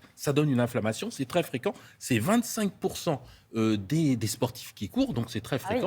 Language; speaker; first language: French; native; French